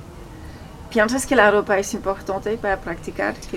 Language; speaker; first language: Spanish; non-native, fluent; French